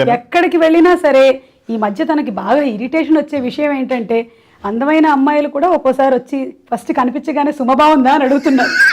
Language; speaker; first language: Telugu; non-native, local second language; Malayalam